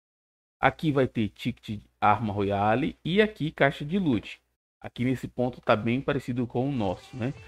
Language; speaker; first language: Portuguese; native; Portuguese